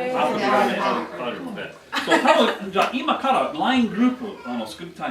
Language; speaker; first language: Japanese; non-native, learner; English